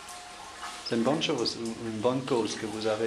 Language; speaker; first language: French; non-native, fluent; German